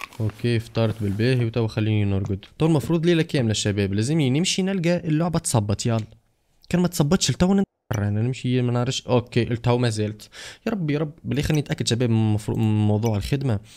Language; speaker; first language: Arabic; native; Arabic